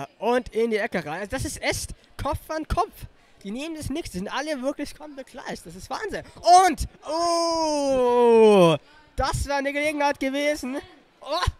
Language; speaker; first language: German; native; German